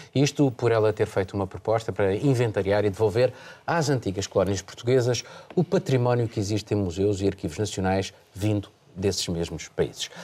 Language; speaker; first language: Portuguese; native; Portuguese